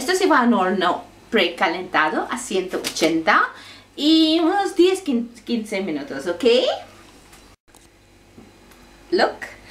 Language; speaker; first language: Spanish; non-native, fluent; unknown